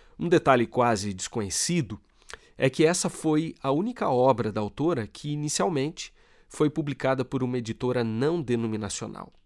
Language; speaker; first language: Portuguese; native; Portuguese